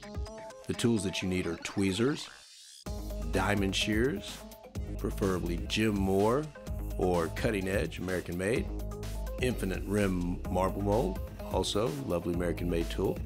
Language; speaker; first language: English; native; English